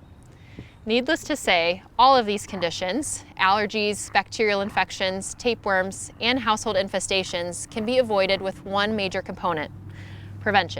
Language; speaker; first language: English; native; English